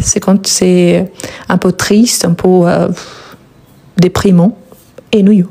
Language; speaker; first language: French; native; French